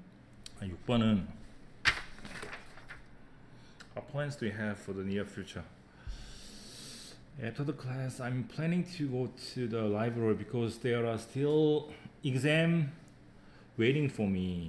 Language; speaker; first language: English; non-native, fluent; Korean